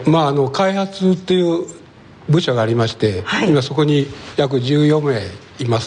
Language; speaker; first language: Japanese; native; Japanese